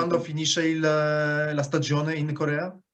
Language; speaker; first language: Italian; non-native, fluent; Polish